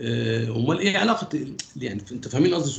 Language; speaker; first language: Arabic; native; Arabic